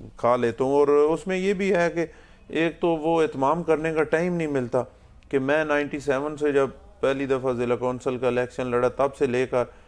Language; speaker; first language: Urdu; non-native, local second language; Punjabi